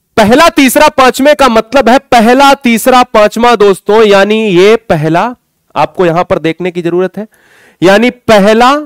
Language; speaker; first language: Hindi; native; Hindi